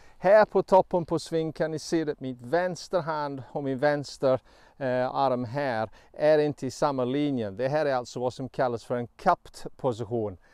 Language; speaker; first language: Swedish; non-native, fluent; English